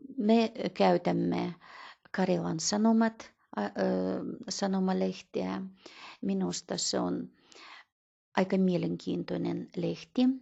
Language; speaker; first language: Finnish; early bilingual, heritage; Russian